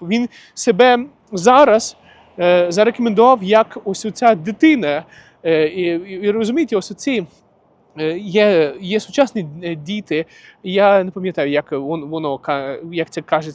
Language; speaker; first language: Ukrainian; non-native, local second language; Russian